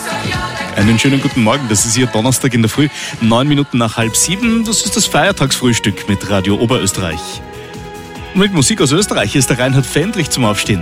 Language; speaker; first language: German; native; German